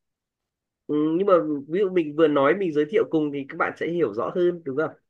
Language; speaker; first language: Vietnamese; native; Vietnamese